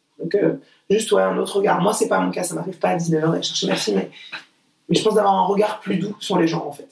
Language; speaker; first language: French; early bilingual, other home language; Portuguese